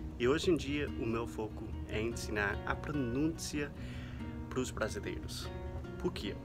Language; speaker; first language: Portuguese; non-native, fluent; English